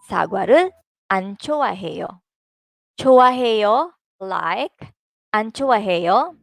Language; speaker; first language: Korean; non-native, fluent; Filipino